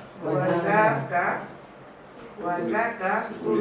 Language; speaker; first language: Arabic; non-native, learner; Malay